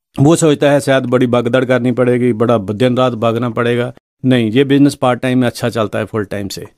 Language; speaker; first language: Hindi; non-native, local second language; Punjabi